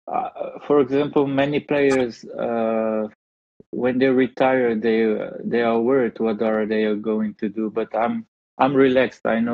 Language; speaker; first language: English; non-native, fluent; Dutch